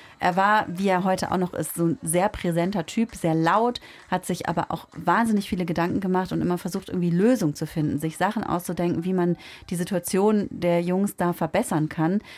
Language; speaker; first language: German; native; German